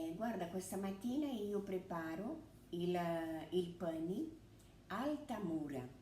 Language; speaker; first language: Italian; non-native, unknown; Portuguese